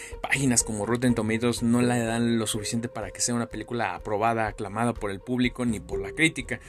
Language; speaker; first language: Spanish; native; Spanish